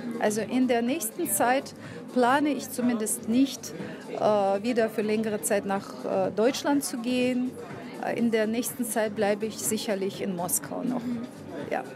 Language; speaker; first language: German; non-native, fluent; Russian